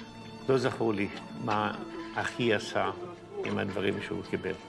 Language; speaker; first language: Hebrew; non-native, fluent; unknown